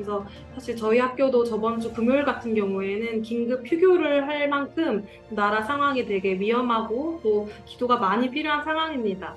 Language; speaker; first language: Korean; native; Korean